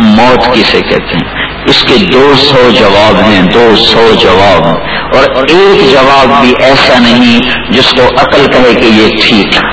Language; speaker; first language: Urdu; non-native, local second language; Punjabi